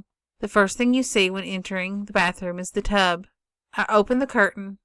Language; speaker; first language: English; native; English